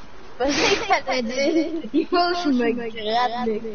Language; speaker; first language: French; native; French